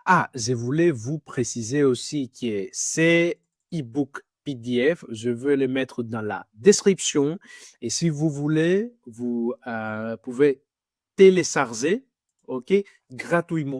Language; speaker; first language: French; non-native, fluent; Greek